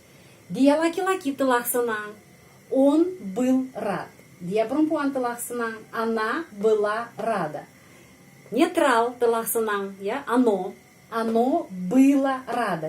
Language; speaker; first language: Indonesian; non-native, fluent; Russian